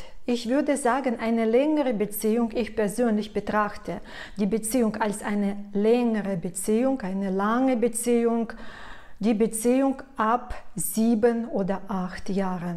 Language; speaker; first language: German; non-native, fluent; Russian